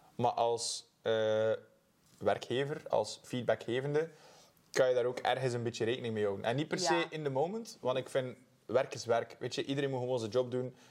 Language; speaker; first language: Dutch; native; Dutch